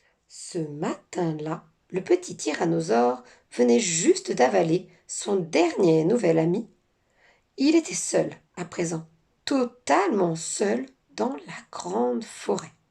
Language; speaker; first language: French; native; French